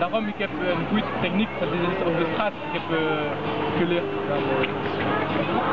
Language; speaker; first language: Dutch; non-native, learner; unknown